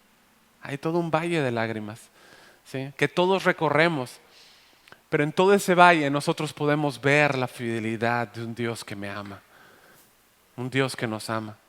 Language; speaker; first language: Spanish; native; Spanish